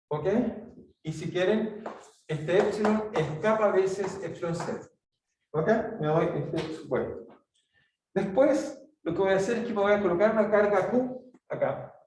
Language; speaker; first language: Spanish; native; Spanish